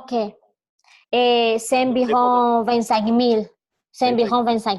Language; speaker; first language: French; non-native, learner; Spanish